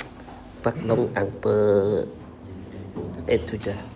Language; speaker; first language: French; non-native, learner; Vietnamese